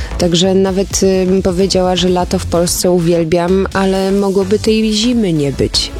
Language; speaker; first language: Polish; early bilingual, heritage; Polish